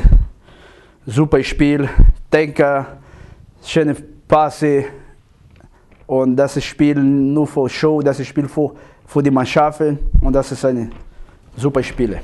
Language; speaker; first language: German; non-native, learner; Portuguese